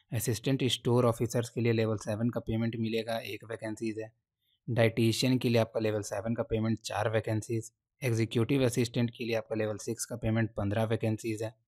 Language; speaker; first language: Hindi; native; Hindi